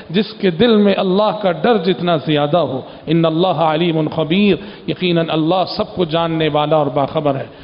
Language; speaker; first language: Urdu; native; Urdu